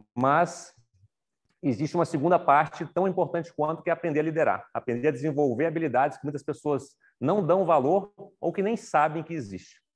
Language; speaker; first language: Portuguese; native; Portuguese